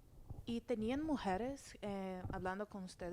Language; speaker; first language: Spanish; non-native, learner; English